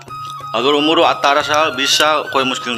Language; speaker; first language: Hindi; non-native, learner; Indonesian